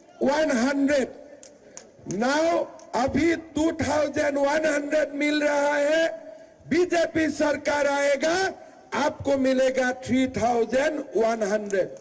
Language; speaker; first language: Hindi; non-native, local second language; Assamese